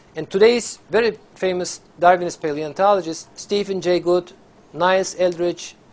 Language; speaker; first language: English; non-native, fluent; Turkish